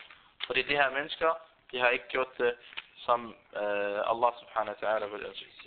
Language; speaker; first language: Danish; non-native, fluent; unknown